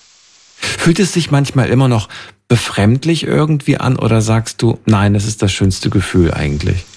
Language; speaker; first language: German; native; German